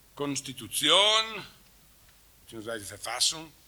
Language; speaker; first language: German; non-native, learner; Italian